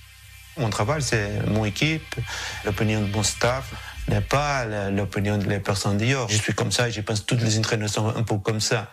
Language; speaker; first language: French; non-native, learner; Portuguese